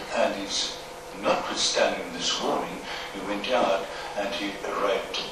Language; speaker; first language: English; non-native, local second language; Afrikaans